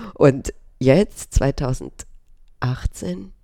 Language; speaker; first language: German; early bilingual, other home language; Romanian